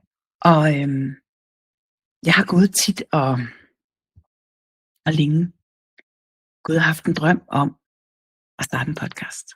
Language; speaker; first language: Danish; native; Danish